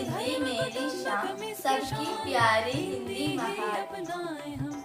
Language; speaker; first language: Hindi; non-native, local second language; Malayalam